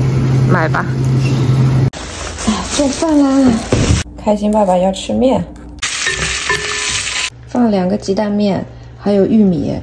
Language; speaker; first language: Chinese; native; Chinese